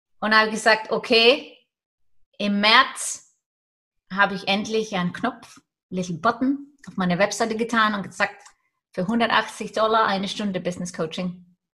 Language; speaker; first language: German; non-native, fluent; Icelandic